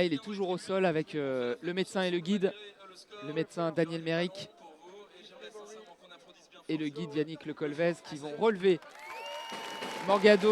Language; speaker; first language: French; native; French